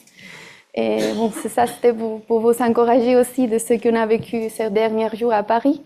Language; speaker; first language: French; non-native, fluent; Spanish